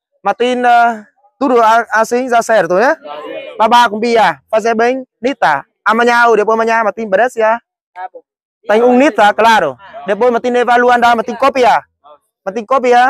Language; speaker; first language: Portuguese; non-native, learner; Vietnamese